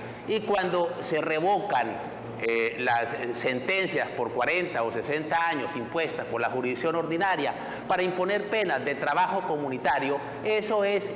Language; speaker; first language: Spanish; native; Spanish